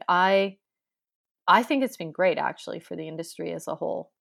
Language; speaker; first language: English; native; English